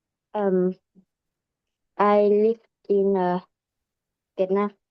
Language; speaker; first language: English; non-native, learner; Vietnamese